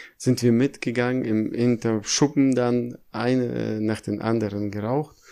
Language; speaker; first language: German; early bilingual, other home language; Russian